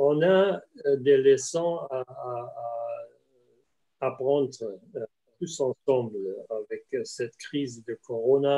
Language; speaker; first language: French; non-native, fluent; German